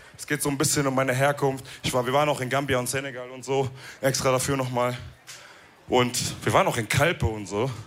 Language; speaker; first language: German; early bilingual, other home language; Wolof